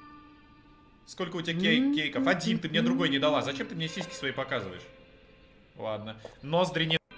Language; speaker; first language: Russian; native; Russian